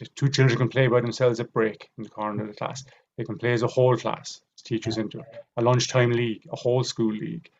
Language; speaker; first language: English; native; English